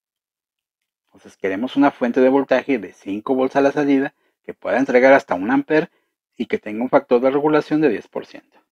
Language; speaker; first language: Spanish; native; Spanish